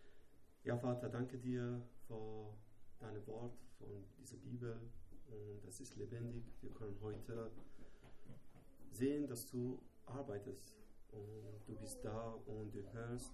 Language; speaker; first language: German; non-native, learner; Persian